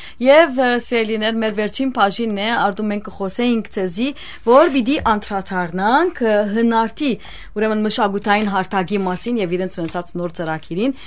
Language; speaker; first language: Armenian; early bilingual, heritage; Armenian